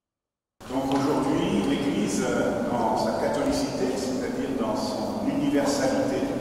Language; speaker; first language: French; native; French